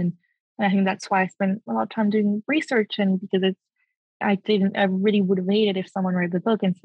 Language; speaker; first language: English; early bilingual, other home language; French